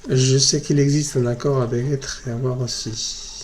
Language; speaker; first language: French; non-native, fluent; Spanish